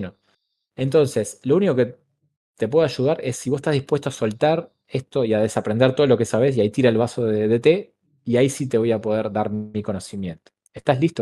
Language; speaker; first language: Spanish; native; Spanish